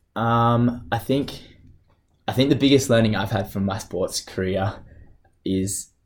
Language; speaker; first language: English; native; English